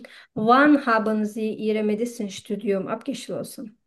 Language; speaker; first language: German; non-native, fluent; Turkish